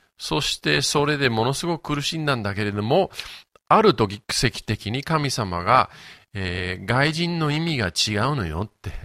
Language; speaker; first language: Japanese; non-native, fluent; English